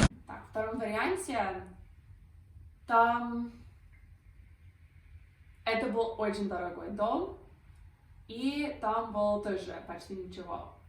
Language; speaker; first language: Russian; non-native, fluent; English